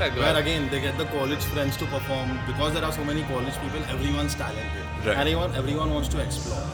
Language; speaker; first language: English; non-native, local second language; Marathi